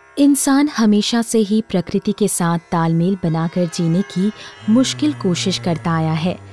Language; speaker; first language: Hindi; native; Hindi